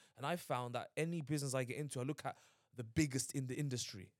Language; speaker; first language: English; native; English